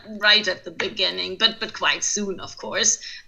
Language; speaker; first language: English; non-native, fluent; German